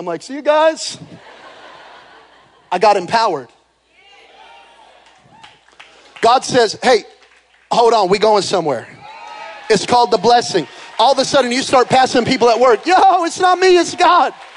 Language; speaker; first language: English; native; English